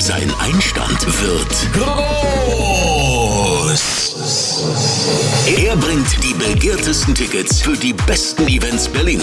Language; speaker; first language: German; native; German